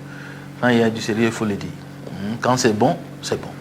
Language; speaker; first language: French; non-native, local second language; Luba-Lulua